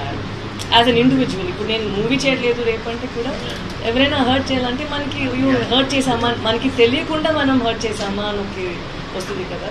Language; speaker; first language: Telugu; non-native, learner; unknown